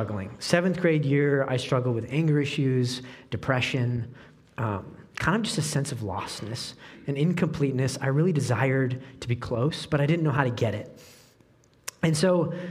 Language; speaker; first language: English; native; English